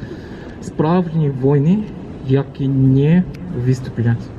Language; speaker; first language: Ukrainian; non-native, learner; Korean